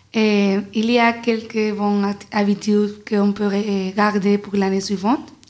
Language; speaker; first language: French; non-native, fluent; Spanish